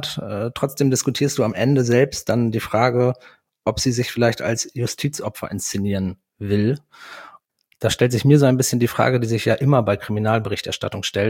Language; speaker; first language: German; native; German